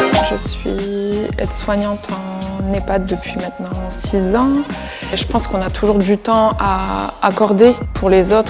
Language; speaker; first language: French; native; French